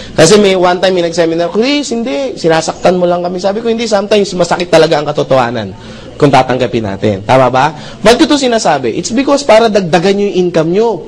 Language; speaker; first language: Filipino; non-native, local second language; Cebuano